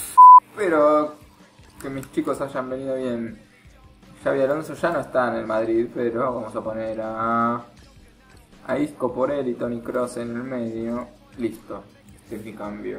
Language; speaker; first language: Spanish; native; Spanish